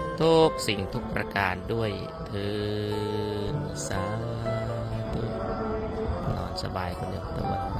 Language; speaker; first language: Thai; native; Thai